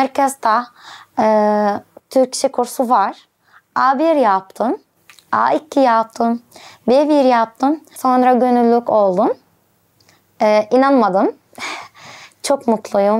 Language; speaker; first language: Turkish; non-native, learner; Arabic